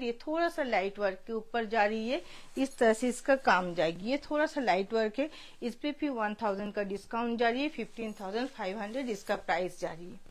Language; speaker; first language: Hindi; non-native, local second language; Bangla